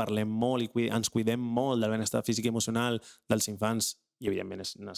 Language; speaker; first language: Catalan; native; Catalan